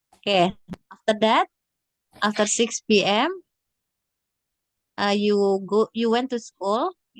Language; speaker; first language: English; non-native, fluent; Indonesian